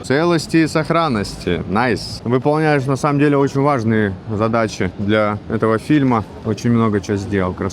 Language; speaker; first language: Russian; native; Russian